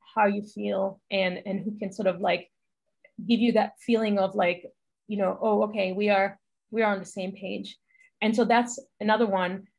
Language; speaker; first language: English; non-native, fluent; Hebrew